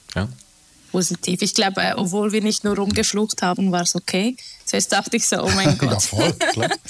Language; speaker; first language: German; early bilingual, other home language; Turkish